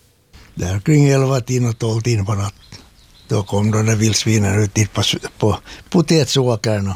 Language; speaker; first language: Swedish; native; Swedish